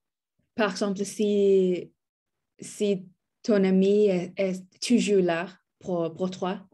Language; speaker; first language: French; non-native, learner; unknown